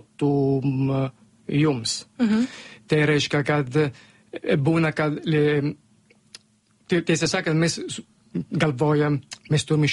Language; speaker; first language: Lithuanian; non-native, learner; Italian